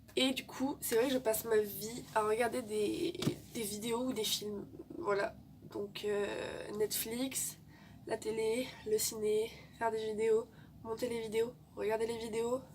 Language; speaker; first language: French; native; French